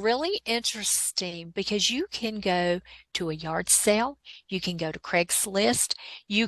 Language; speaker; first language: English; native; English